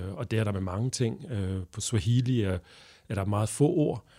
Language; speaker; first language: Danish; non-native, fluent; French